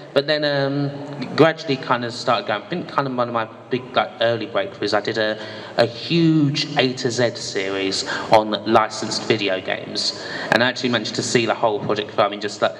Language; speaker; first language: English; native; English